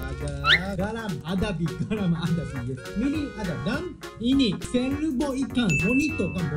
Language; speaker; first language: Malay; non-native, learner; Japanese